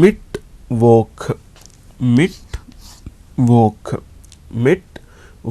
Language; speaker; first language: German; non-native, learner; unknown